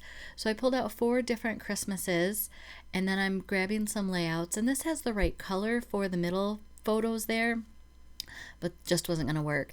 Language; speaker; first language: English; native; English